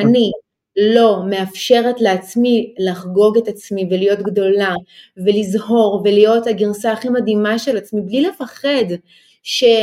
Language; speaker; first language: Hebrew; early bilingual, other home language; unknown